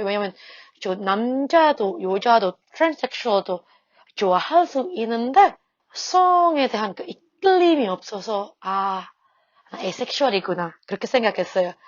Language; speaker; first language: Korean; non-native, fluent; Indonesian